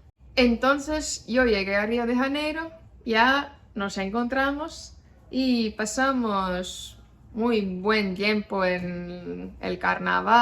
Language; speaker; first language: Spanish; non-native, fluent; Estonian